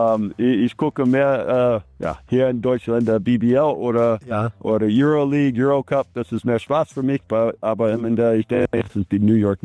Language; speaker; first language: German; non-native, learner; English